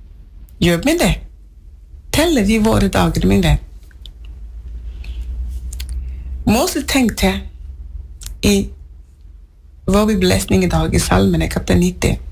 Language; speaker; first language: Norwegian; non-native, fluent; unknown